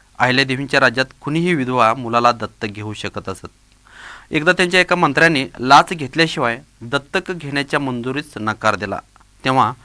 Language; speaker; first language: Marathi; native; Marathi